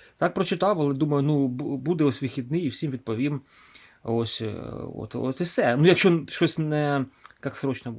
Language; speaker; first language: Ukrainian; non-native, local second language; Russian